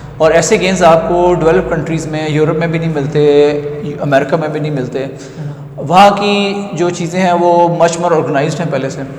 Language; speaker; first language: Urdu; native; Urdu